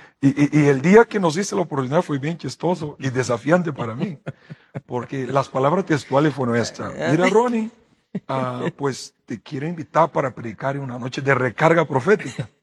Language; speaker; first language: Spanish; non-native, fluent; Portuguese